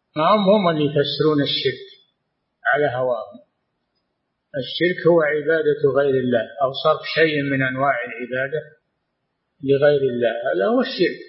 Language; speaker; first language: Arabic; native; Arabic